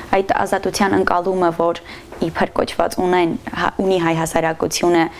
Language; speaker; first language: Armenian; native; Armenian